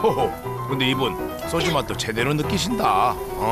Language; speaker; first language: Korean; native; Korean